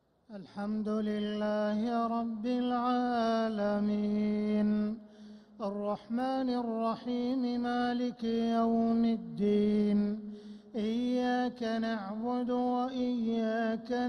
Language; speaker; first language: Arabic; native; Arabic